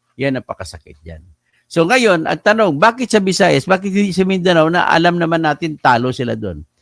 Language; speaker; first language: Filipino; non-native, local second language; Hiligaynon